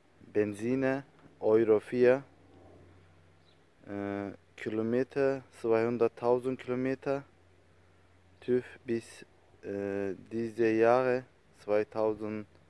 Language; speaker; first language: German; non-native, learner; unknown